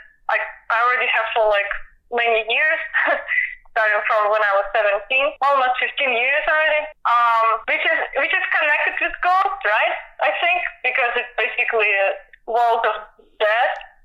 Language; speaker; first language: English; non-native, fluent; Russian